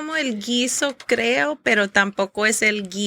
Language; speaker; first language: Spanish; early bilingual, heritage; Spanish